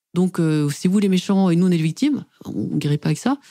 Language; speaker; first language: French; native; French